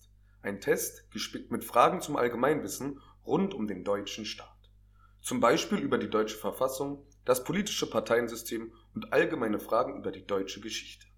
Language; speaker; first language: German; native; German